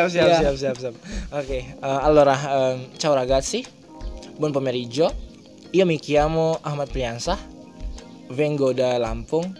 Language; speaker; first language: Italian; non-native, learner; Indonesian